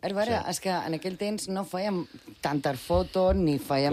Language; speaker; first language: Catalan; native; Catalan